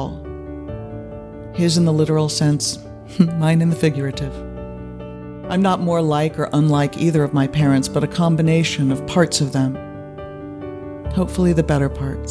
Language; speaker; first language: English; native; English